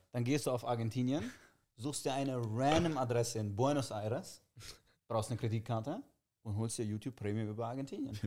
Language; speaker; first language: German; early bilingual, other home language; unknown